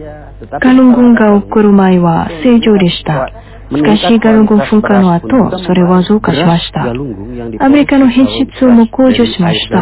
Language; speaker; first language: Japanese; non-native, fluent; Indonesian